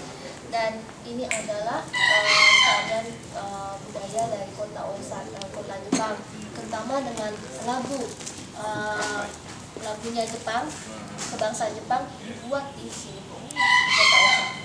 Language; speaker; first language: Indonesian; non-native, fluent; Japanese